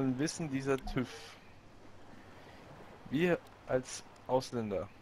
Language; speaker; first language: German; native; German